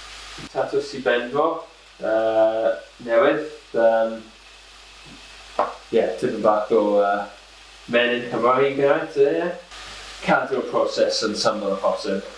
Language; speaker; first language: Welsh; non-native, local second language; English